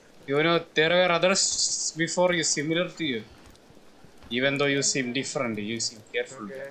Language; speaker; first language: English; non-native, local second language; Malayalam